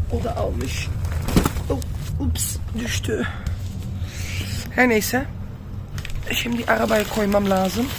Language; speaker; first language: Turkish; non-native, fluent; Dutch